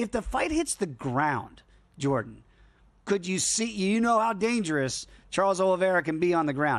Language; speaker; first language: English; native; English